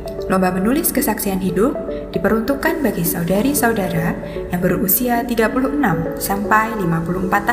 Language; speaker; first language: Indonesian; native; Indonesian